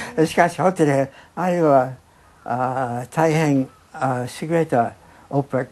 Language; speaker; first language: Japanese; non-native, fluent; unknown